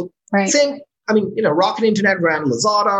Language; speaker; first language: English; non-native, local second language; Urdu